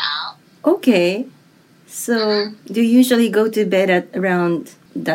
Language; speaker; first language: English; non-native, fluent; Japanese